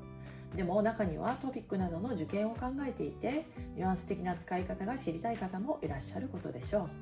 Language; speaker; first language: Japanese; early bilingual, heritage; Japanese